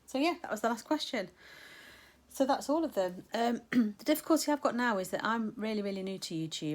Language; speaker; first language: English; native; English